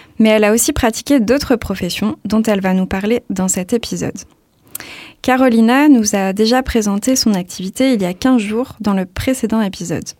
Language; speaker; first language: French; native; French